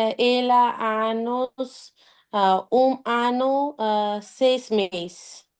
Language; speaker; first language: Portuguese; non-native, learner; Bangla